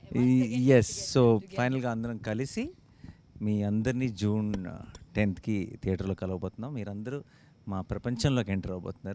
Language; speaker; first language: Telugu; native; Telugu